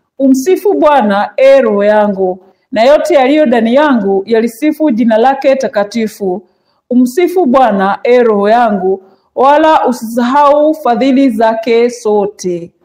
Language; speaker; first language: Swahili; non-native, local second language; Kikuyu